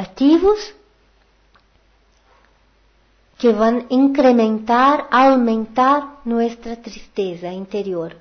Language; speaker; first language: Portuguese; non-native, learner; Spanish